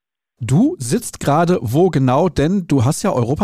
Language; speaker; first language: German; native; German